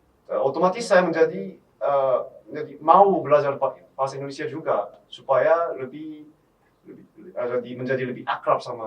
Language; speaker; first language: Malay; non-native, fluent; Korean